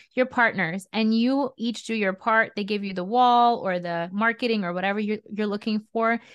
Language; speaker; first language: English; early bilingual, other home language; Russian